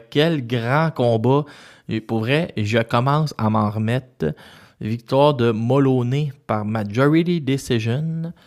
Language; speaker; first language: French; native; French